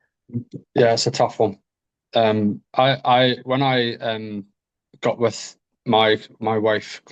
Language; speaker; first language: English; native; English